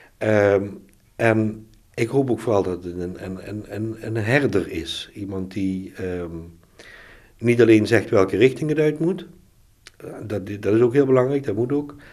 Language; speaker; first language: Dutch; native; Dutch